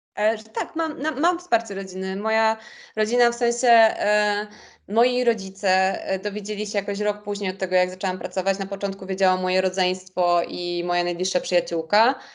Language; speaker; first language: Polish; early bilingual, heritage; Polish